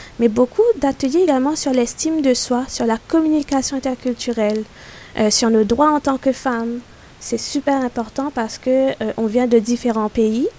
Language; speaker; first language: French; non-native, local second language; Morisyen